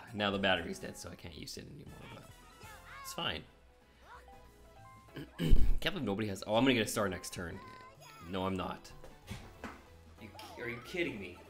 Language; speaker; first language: English; native; English